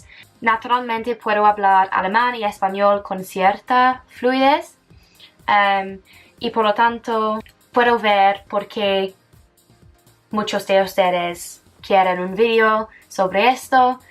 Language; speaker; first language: Spanish; non-native, fluent; English